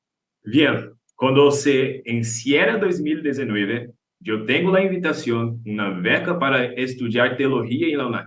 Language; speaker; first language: Spanish; non-native, learner; Portuguese